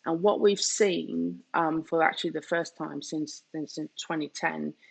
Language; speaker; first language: English; non-native, fluent; Danish